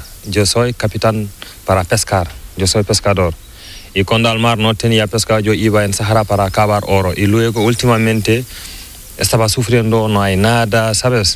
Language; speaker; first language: Spanish; non-native, learner; Fula